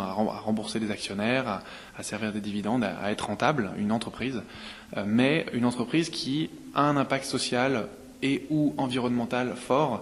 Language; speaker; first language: French; native; French